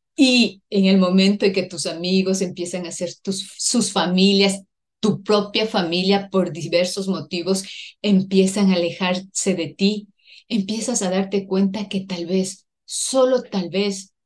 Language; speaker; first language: Spanish; native; Spanish